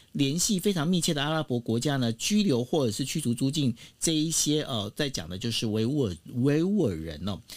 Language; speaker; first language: Chinese; native; Chinese